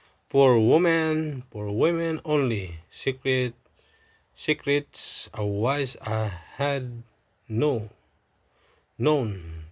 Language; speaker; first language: English; non-native, local second language; Filipino